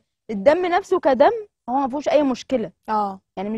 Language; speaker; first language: Arabic; native; Arabic